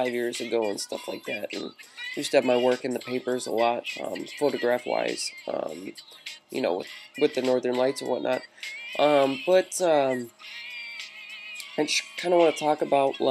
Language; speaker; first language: English; native; English